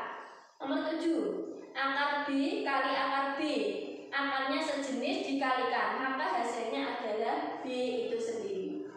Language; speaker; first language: Indonesian; native; Indonesian